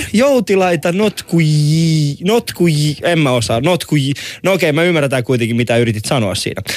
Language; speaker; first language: Finnish; early bilingual, other home language; Persian